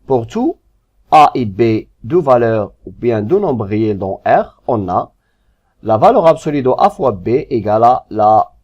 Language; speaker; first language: French; non-native, local second language; Arabic